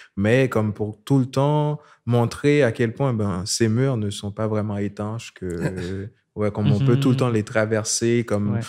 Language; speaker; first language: French; non-native, local second language; Haitian Creole